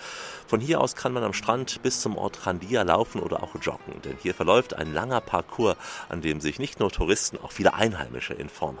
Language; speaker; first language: German; native; German